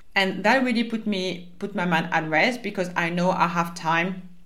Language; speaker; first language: English; non-native, fluent; French